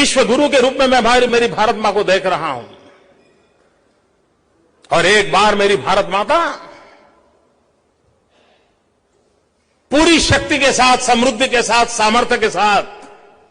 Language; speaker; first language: Hindi; non-native, local second language; Gujarati